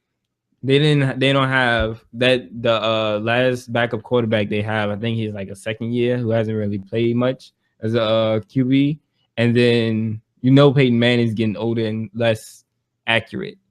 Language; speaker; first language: English; native; English